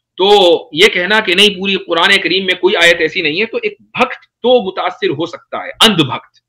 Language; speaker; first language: Urdu; native; Urdu